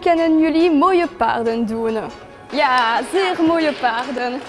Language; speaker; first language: Dutch; non-native, learner; French